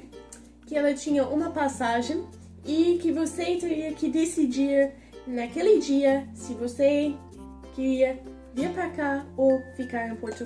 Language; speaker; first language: Portuguese; non-native, fluent; English